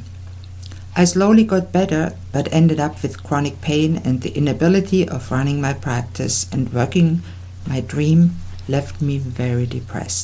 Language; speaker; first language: English; non-native, fluent; German